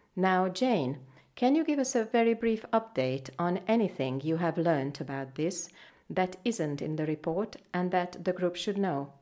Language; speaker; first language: English; non-native, fluent; Hungarian